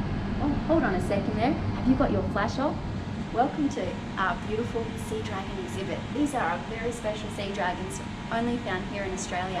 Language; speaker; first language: English; native; English